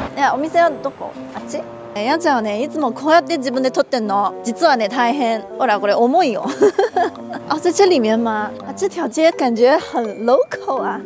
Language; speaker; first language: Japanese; non-native, fluent; Chinese